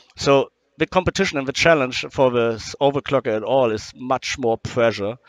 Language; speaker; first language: English; non-native, fluent; German